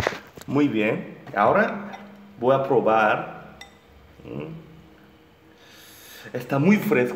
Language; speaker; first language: Spanish; non-native, learner; Korean